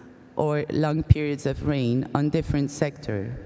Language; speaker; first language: English; non-native, fluent; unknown